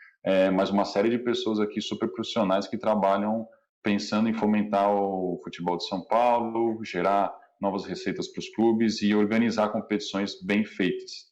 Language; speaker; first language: Portuguese; native; Portuguese